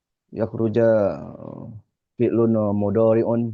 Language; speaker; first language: Arabic; non-native, learner; Indonesian